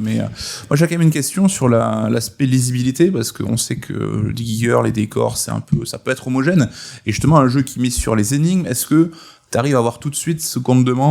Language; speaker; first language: French; native; French